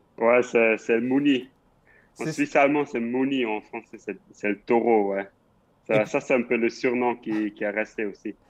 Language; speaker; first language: French; non-native, local second language; Swiss German